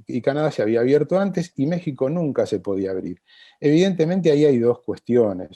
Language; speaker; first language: Spanish; native; Spanish